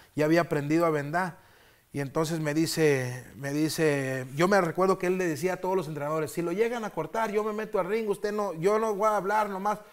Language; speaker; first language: Spanish; early bilingual, heritage; Spanish